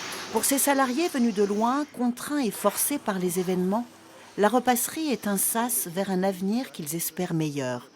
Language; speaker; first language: French; native; French